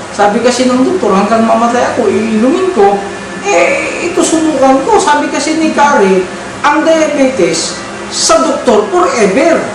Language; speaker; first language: Filipino; non-native, local second language; Cebuano